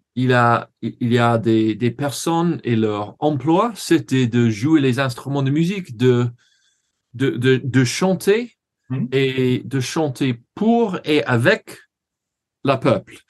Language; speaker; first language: French; non-native, fluent; English